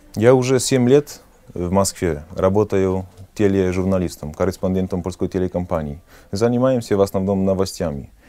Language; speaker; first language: Russian; non-native, fluent; Polish